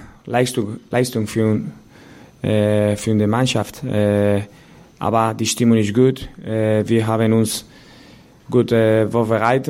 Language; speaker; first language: German; non-native, learner; Spanish